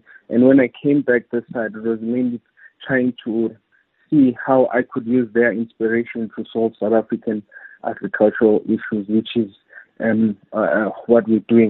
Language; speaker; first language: English; non-native, local second language; Zulu